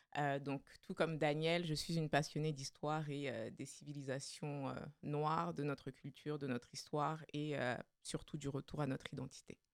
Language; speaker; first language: French; early bilingual, other home language; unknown